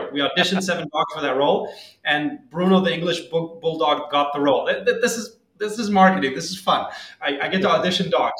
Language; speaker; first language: English; non-native, fluent; Hebrew